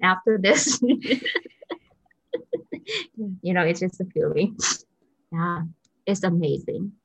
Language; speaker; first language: English; non-native, fluent; Vietnamese